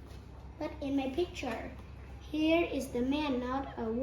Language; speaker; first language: English; non-native, learner; Vietnamese